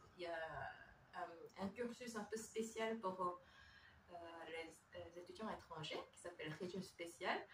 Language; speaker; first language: French; non-native, fluent; Korean